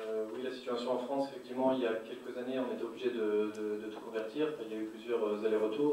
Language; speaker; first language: French; native; French